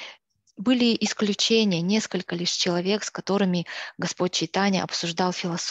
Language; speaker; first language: Russian; native; Russian